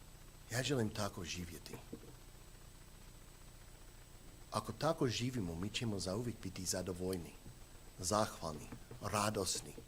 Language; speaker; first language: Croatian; non-native, fluent; English